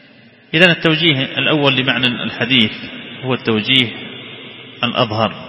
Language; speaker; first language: Arabic; native; Arabic